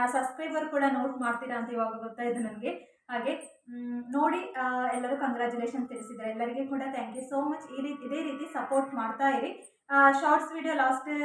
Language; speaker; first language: Kannada; native; Kannada